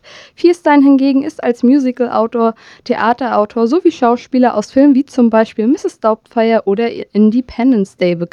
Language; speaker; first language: German; native; German